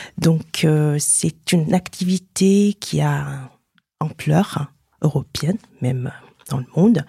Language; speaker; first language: French; non-native, fluent; Chinese